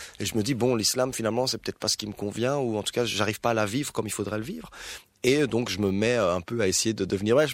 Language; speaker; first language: French; early bilingual, other home language; Arabic